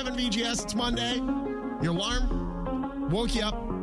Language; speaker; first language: English; native; English